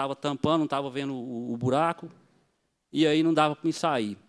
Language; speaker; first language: Portuguese; native; Portuguese